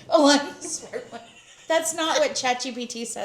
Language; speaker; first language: English; native; English